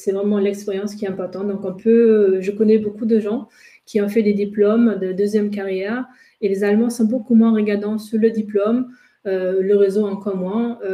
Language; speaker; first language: French; non-native, fluent; German